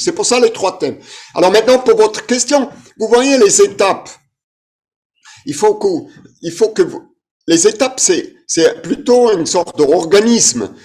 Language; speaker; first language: French; non-native, fluent; German